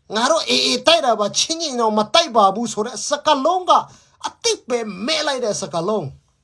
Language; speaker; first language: Burmese; non-native, local second language; Hakha Chin